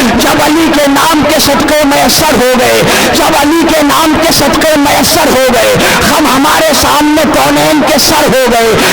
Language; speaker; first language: Urdu; native; Urdu